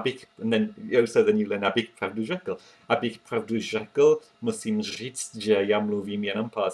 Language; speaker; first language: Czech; non-native, learner; English